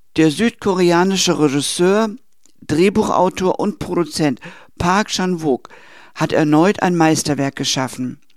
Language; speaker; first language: German; native; German